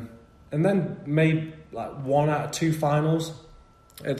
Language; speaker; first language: English; native; English